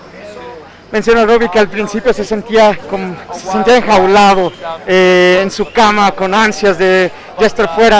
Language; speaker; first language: Spanish; native; Spanish